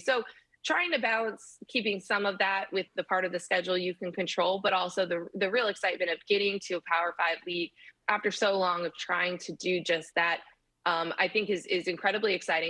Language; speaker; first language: English; native; English